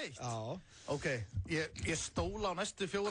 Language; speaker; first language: Icelandic; native; Icelandic